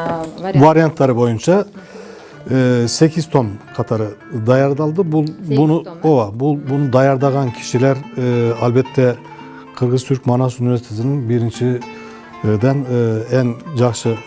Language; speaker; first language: Kyrgyz; non-native, fluent; Turkish